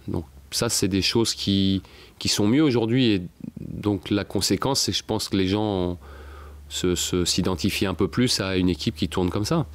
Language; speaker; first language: French; native; French